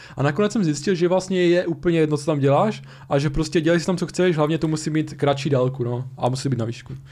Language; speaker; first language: Czech; early bilingual, other home language; Slovak